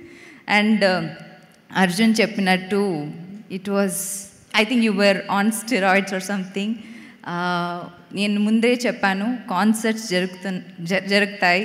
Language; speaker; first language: Telugu; non-native, fluent; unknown